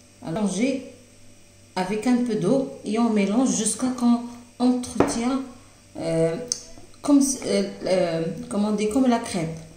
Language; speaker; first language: French; non-native, local second language; Arabic